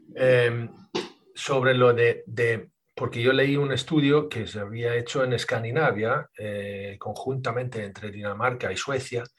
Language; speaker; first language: Spanish; non-native, fluent; Swedish